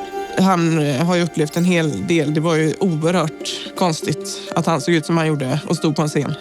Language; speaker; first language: Swedish; native; Swedish